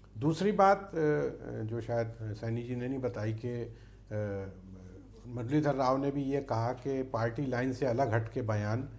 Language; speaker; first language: Hindi; native; Hindi